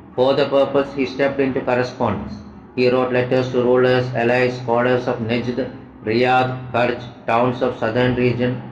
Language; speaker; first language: English; non-native, local second language; Malayalam